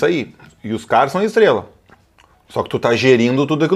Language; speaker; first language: Portuguese; native; Portuguese